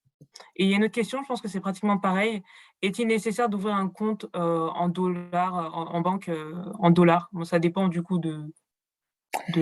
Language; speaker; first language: French; native; French